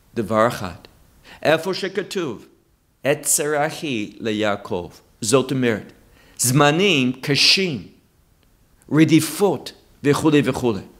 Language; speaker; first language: Hebrew; non-native, fluent; English